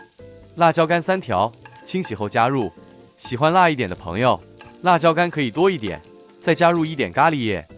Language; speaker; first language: Chinese; native; Chinese